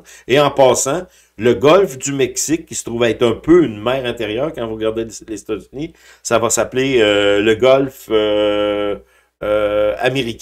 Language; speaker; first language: French; native; French